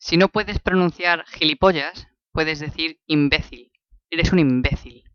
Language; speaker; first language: Spanish; native; Spanish